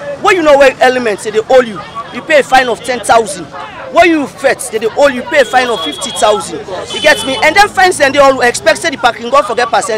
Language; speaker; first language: English; non-native, local second language; Krio